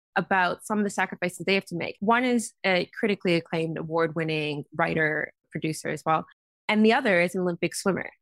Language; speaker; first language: English; native; English